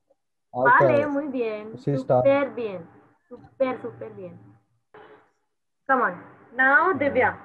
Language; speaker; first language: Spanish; non-native, fluent; Hindi